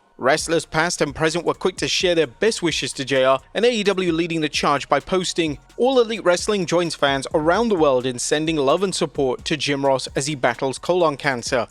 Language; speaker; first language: English; native; English